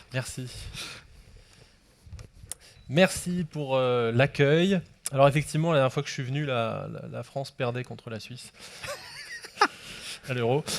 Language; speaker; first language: French; native; French